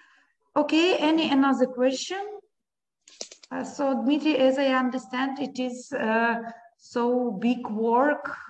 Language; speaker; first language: English; non-native, learner; Ukrainian